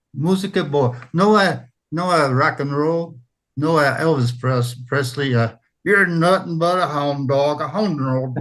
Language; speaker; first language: Portuguese; non-native, fluent; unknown